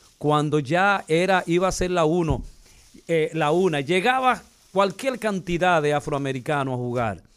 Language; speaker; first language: Spanish; native; Spanish